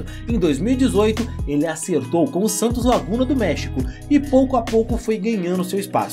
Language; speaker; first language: Portuguese; native; Portuguese